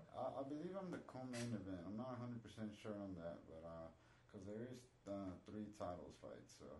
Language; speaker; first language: English; non-native, fluent; Spanish